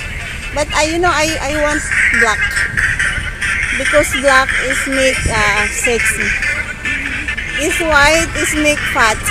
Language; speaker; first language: English; non-native, learner; Filipino